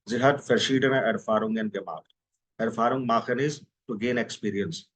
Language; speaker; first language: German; non-native, fluent; Hindi